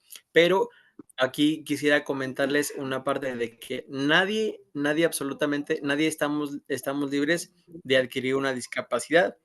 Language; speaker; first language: Spanish; native; Spanish